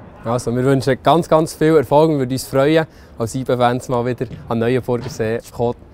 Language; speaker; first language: German; native; German